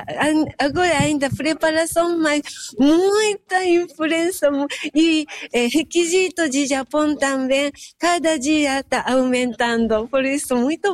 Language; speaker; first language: Portuguese; non-native, fluent; Japanese